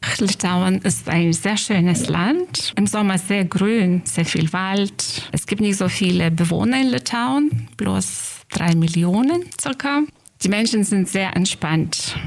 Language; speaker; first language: German; non-native, fluent; Lithuanian